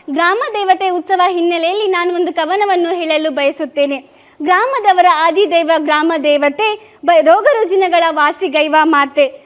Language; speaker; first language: Kannada; native; Kannada